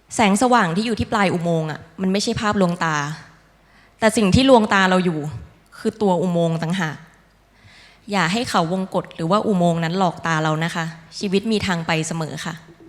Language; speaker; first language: Thai; native; Thai